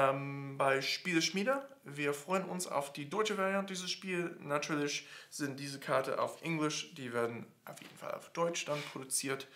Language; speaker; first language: German; non-native, fluent; English